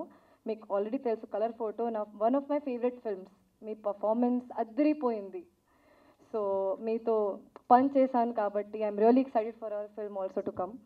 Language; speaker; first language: Telugu; non-native, learner; Hindi